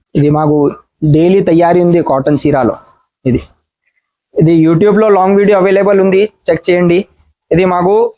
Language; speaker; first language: Telugu; non-native, learner; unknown